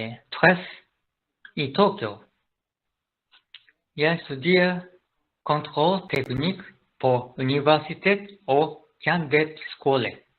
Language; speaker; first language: Danish; non-native, learner; Japanese